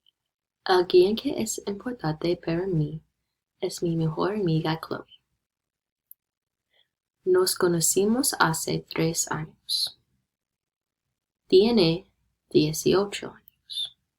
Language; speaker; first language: Spanish; non-native, learner; English